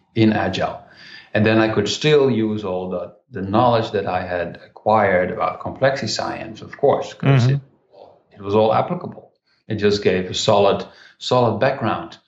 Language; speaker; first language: English; non-native, fluent; Dutch